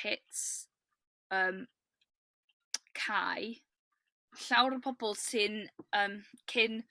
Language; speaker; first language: Welsh; non-native, learner; English